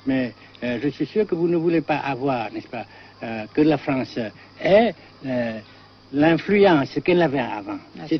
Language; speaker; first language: French; non-native, local second language; Vietnamese